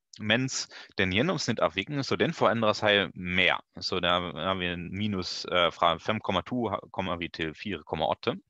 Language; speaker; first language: Norwegian; non-native, learner; German